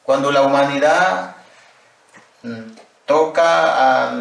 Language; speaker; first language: Spanish; non-native, local second language; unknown